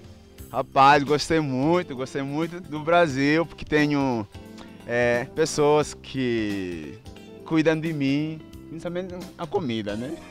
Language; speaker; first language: Portuguese; non-native, fluent; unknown